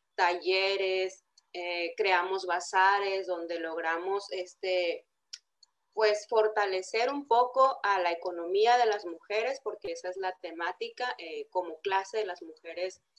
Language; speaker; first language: Spanish; native; Spanish